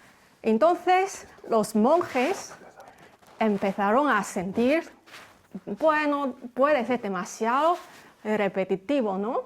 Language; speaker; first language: Spanish; non-native, fluent; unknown